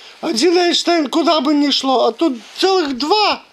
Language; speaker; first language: Russian; early bilingual, heritage; Russian